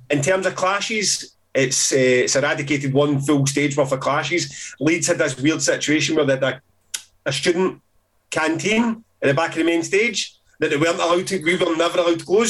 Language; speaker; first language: English; native; English